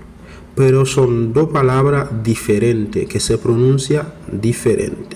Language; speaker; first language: Spanish; non-native, fluent; Haitian Creole